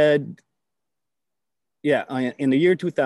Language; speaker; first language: English; native; English